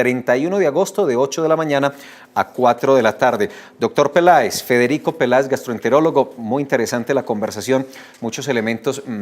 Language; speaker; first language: Spanish; native; Spanish